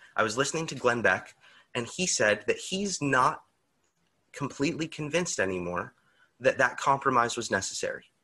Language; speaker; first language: English; native; English